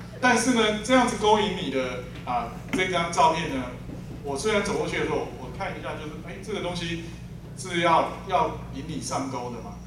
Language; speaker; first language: Chinese; native; Chinese